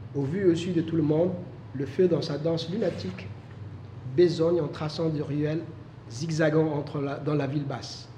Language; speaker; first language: French; non-native, local second language; Somali